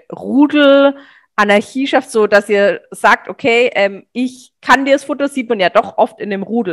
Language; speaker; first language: German; native; German